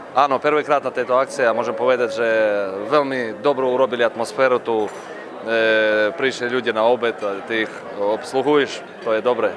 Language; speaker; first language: Slovak; non-native, learner; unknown